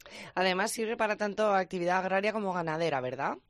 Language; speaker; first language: Spanish; native; Spanish